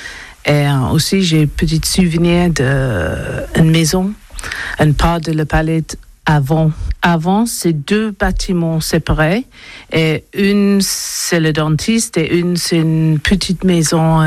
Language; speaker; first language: French; non-native, learner; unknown